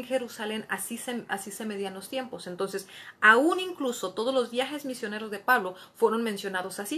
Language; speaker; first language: Spanish; native; Spanish